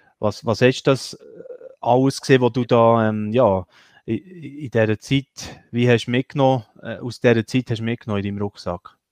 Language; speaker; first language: German; native; German